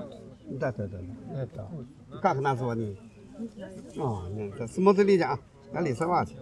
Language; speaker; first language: Russian; non-native, learner; Chinese